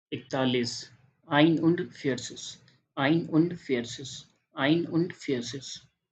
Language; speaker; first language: German; non-native, fluent; Hindi